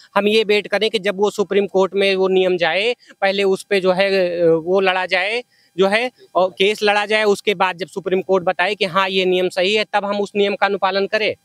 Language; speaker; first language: Hindi; native; Hindi